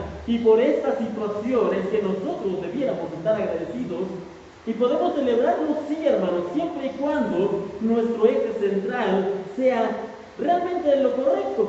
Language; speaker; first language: Spanish; native; Spanish